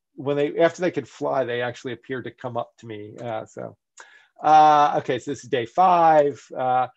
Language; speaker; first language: English; native; English